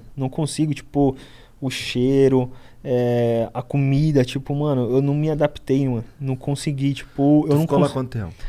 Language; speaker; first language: Portuguese; native; Portuguese